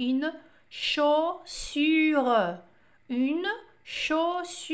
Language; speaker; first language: French; non-native, fluent; Portuguese